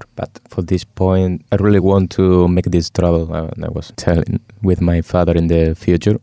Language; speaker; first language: English; non-native, fluent; Spanish